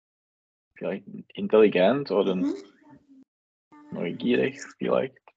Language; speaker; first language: German; non-native, learner; Czech